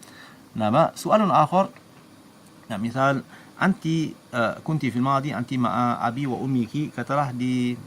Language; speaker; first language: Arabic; non-native, fluent; Malay